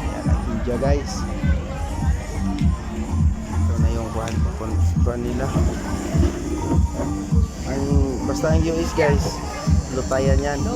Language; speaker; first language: Filipino; non-native, local second language; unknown